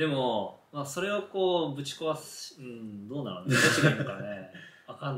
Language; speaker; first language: Japanese; native; Japanese